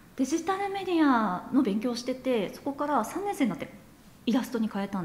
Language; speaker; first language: Japanese; native; Japanese